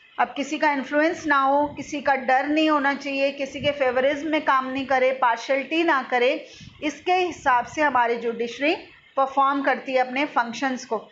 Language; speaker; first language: Hindi; native; Hindi